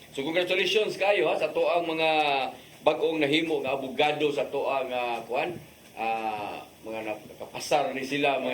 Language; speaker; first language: Cebuano; native; Cebuano